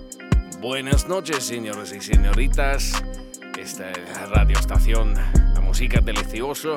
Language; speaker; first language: Spanish; non-native, learner; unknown